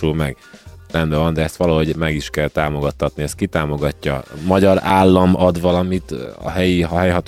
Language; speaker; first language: Hungarian; native; Hungarian